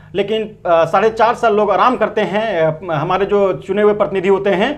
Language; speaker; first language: Hindi; native; Hindi